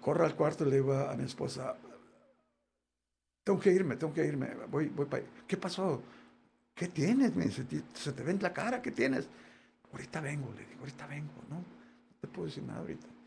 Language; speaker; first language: Spanish; early bilingual, heritage; Spanish